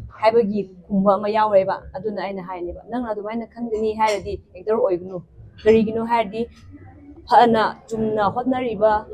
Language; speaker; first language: Manipuri; non-native, local second language; Tangkhul Naga (India)